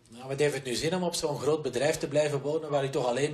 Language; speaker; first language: Dutch; native; Dutch